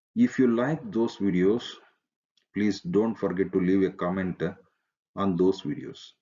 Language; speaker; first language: English; non-native, local second language; Kannada